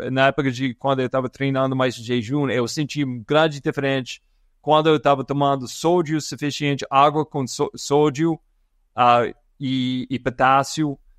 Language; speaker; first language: Portuguese; non-native, fluent; English